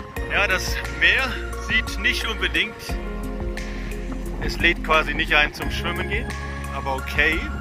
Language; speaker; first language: German; native; German